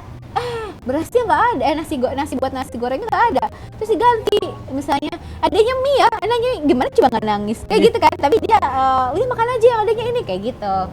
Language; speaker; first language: Indonesian; native; Indonesian